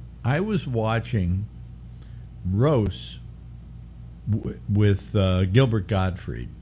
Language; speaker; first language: English; native; English